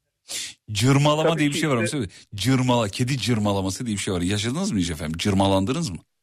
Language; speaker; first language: Turkish; native; Turkish